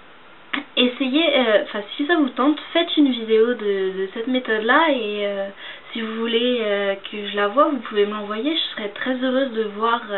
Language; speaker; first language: French; native; French